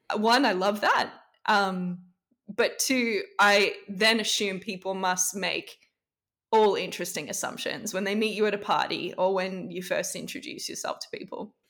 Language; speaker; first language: English; native; English